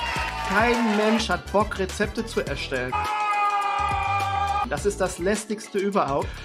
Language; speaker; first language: German; native; German